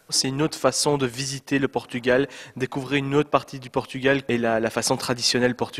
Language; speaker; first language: French; native; French